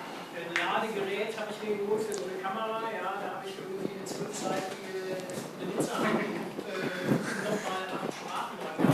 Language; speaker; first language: German; native; German